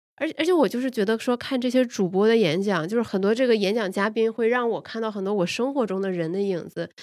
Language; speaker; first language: Chinese; native; Chinese